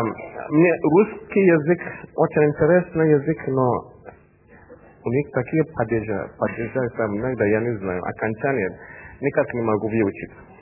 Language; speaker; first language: Russian; non-native, learner; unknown